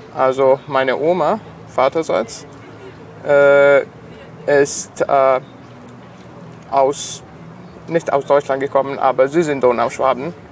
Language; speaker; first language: German; non-native, local second language; Serbian